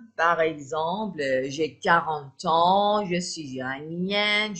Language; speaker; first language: French; non-native, fluent; Persian